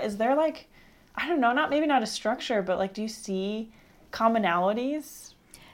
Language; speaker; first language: English; native; English